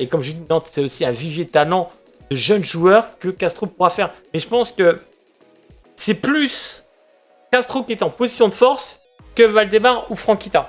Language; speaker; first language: French; native; French